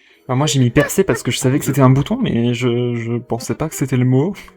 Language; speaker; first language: French; native; French